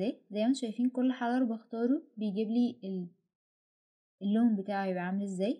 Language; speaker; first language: Arabic; native; Arabic